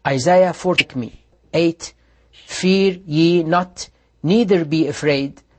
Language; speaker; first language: English; non-native, fluent; Arabic